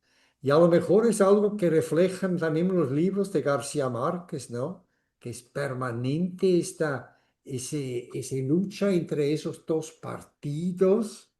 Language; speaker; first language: Spanish; non-native, fluent; German